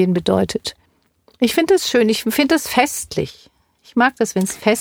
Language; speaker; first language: German; native; German